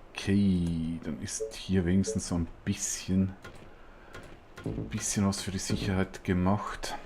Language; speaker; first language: German; native; German